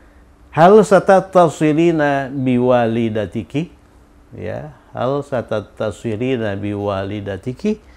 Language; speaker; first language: Arabic; non-native, fluent; Indonesian